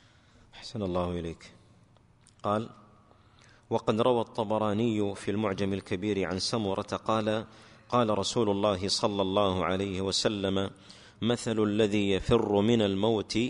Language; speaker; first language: Arabic; native; Arabic